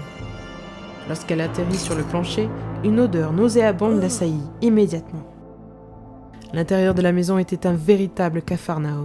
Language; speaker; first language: French; native; French